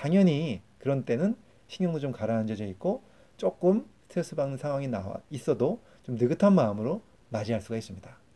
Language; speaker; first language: Korean; native; Korean